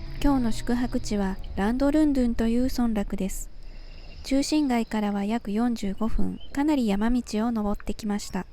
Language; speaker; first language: Japanese; native; Japanese